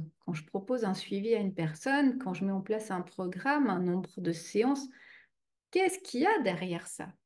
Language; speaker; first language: French; native; French